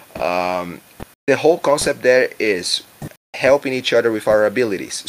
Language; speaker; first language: English; non-native, fluent; Portuguese